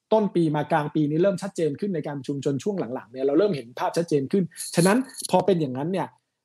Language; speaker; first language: Thai; native; Thai